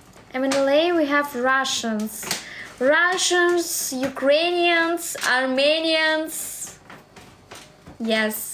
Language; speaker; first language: English; non-native, learner; Russian